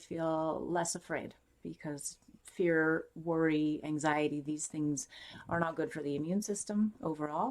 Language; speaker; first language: English; native; English